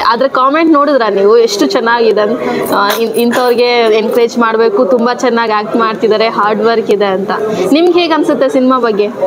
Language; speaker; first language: Kannada; native; Kannada